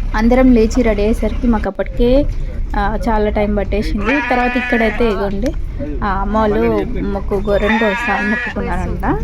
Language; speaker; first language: Telugu; non-native, local second language; Lambadi